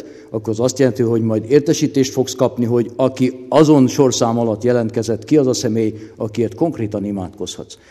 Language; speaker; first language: Hungarian; native; Hungarian